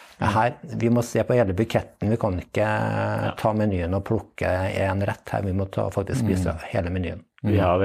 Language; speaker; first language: Norwegian; native; Norwegian